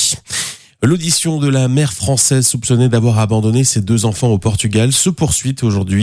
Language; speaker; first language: French; native; French